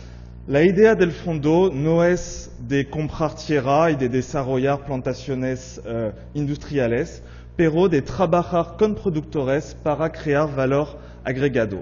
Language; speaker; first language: Spanish; non-native, fluent; French